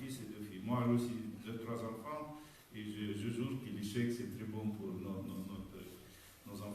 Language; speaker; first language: French; non-native, fluent; Romanian